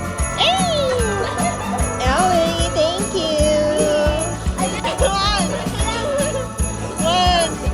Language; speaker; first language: English; non-native, local second language; Filipino